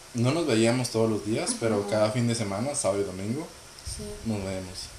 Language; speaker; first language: Spanish; native; Spanish